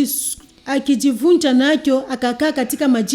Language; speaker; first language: Swahili; native; Swahili